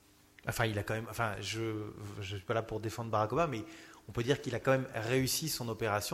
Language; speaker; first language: French; native; French